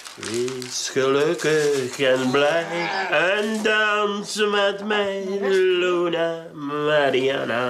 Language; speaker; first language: Dutch; native; Dutch